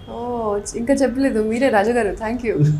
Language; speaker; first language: Telugu; non-native, local second language; Hindi